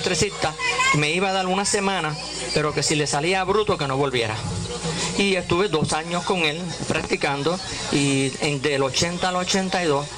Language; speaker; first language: Spanish; native; Spanish